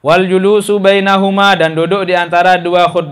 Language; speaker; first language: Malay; non-native, local second language; Sasak